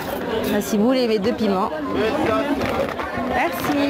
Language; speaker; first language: French; native; French